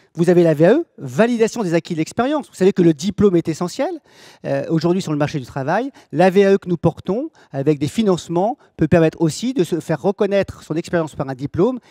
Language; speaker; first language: French; native; French